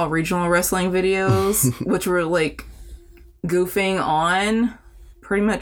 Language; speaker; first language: English; native; English